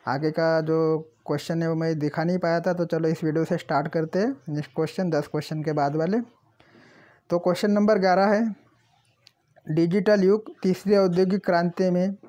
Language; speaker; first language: Hindi; non-native, local second language; Marathi